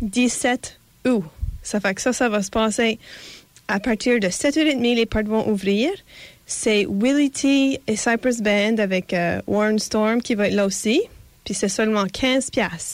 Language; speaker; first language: French; native; French